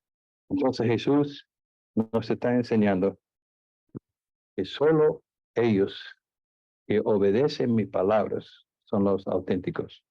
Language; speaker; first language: Spanish; non-native, fluent; English